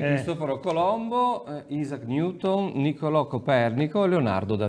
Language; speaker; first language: Italian; native; Italian